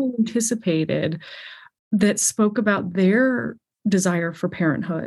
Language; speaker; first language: English; native; English